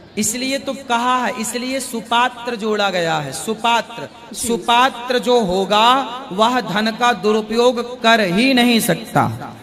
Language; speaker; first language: Hindi; native; Hindi